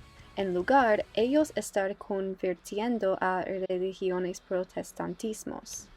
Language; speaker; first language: Spanish; non-native, learner; English